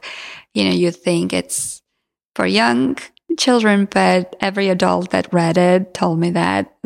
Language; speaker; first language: English; non-native, fluent; Georgian